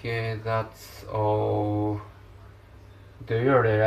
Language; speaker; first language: English; non-native, learner; Japanese